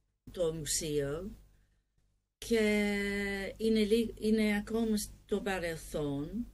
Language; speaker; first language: Greek; non-native, learner; English